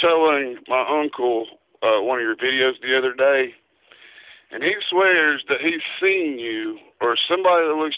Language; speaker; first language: English; native; English